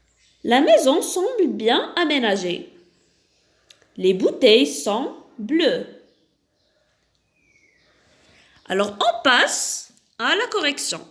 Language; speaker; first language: French; non-native, local second language; Arabic